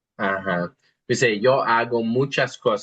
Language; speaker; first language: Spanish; non-native, fluent; English